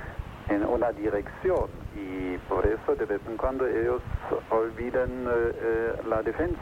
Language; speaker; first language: Spanish; non-native, fluent; German